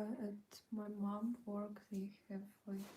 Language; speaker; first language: English; non-native, learner; Ukrainian